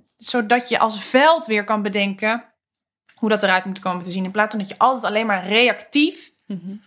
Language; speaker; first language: Dutch; native; Dutch